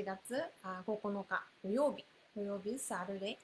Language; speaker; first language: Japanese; non-native, fluent; English